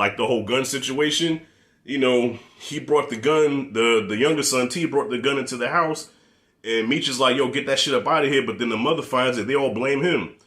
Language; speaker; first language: English; native; English